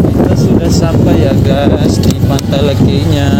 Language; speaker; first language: Indonesian; native; Indonesian